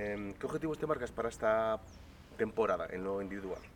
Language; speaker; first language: Spanish; native; Spanish